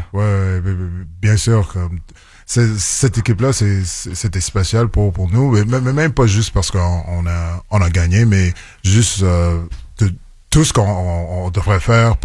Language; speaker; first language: French; non-native, local second language; English